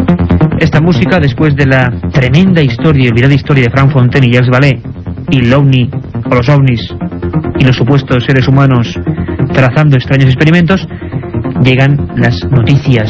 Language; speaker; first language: Spanish; native; Spanish